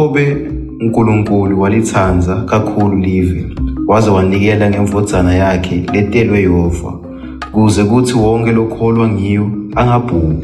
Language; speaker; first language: Russian; non-native, learner; Swati